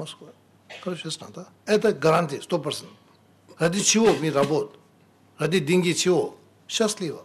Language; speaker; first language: Russian; non-native, learner; Tibetan